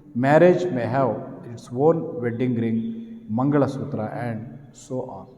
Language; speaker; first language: English; non-native, local second language; Kannada